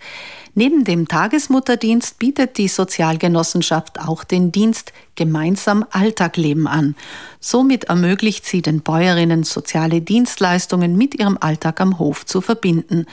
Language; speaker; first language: German; native; German